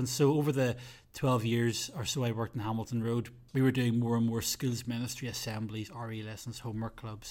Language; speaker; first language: English; native; English